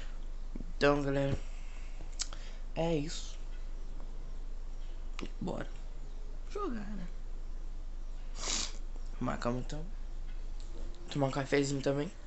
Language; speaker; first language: Portuguese; native; Portuguese